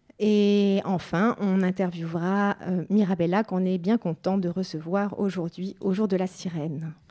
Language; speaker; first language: French; native; French